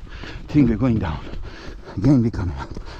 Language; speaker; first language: English; non-native, learner; Persian